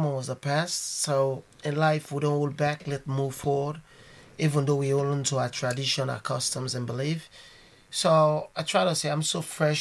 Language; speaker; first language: English; non-native, local second language; Krio